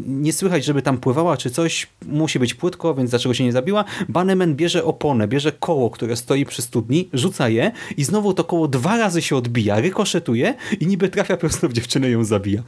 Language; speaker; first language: Polish; native; Polish